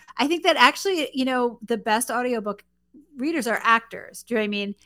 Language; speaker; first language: English; native; English